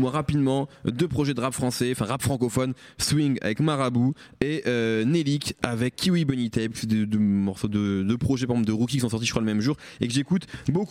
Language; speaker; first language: French; native; French